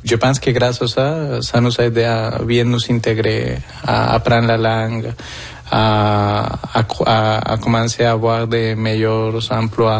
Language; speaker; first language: French; non-native, fluent; Spanish